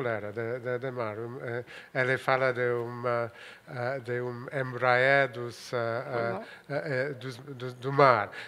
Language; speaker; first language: Portuguese; non-native, fluent; Spanish